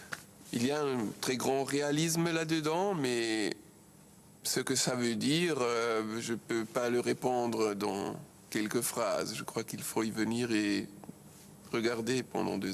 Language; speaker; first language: French; non-native, local second language; German